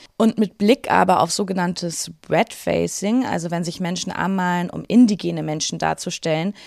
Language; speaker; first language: German; native; German